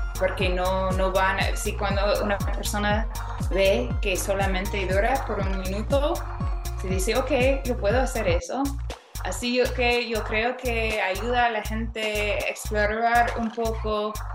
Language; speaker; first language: Spanish; non-native, fluent; English